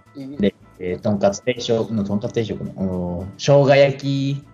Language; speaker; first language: Spanish; non-native, learner; Japanese